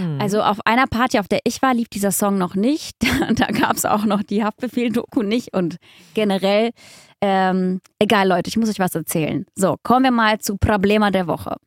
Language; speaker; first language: German; early bilingual, other home language; Russian